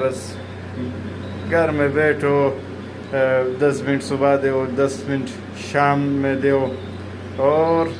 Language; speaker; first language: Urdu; non-native, local second language; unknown